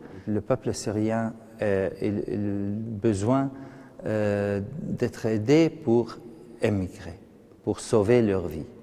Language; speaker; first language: French; non-native, fluent; Arabic